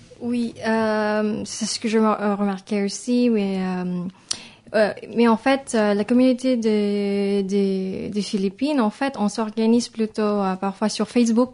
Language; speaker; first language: French; non-native, fluent; Filipino